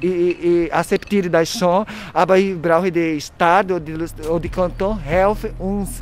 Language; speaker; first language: German; non-native, learner; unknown